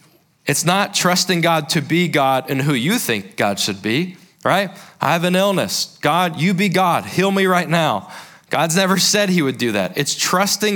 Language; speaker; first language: English; native; English